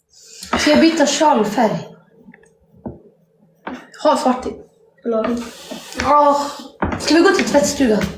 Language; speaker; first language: Swedish; early bilingual, other home language; Somali